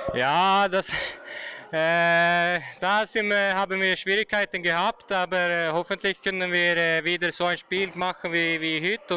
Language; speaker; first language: German; non-native, fluent; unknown